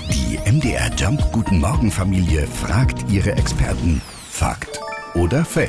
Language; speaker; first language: German; native; German